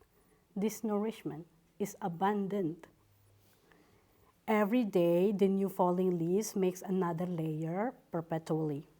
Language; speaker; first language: English; non-native, fluent; Indonesian